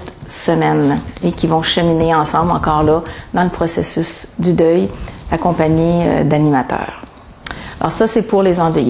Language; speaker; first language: French; native; French